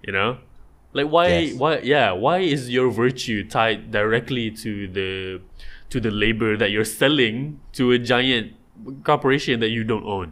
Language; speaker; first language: English; non-native, local second language; Malay